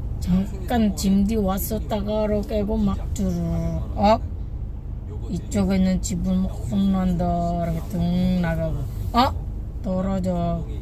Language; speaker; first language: Korean; non-native, local second language; Filipino